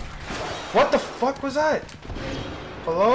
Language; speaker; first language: English; native; English